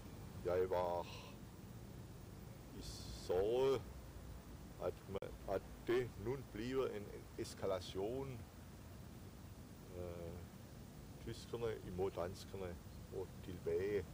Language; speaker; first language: Danish; non-native, fluent; German